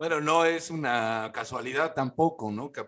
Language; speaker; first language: Spanish; native; Spanish